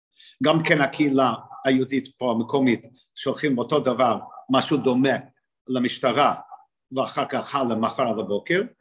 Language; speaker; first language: Hebrew; non-native, fluent; English